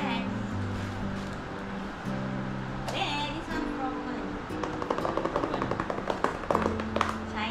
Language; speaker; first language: English; non-native, learner; Malay